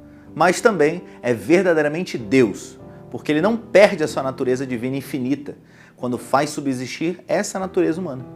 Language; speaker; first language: Portuguese; native; Portuguese